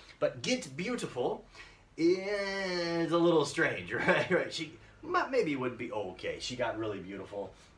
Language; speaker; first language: English; native; English